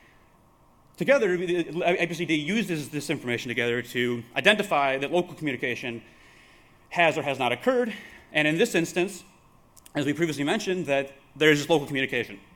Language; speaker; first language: English; native; English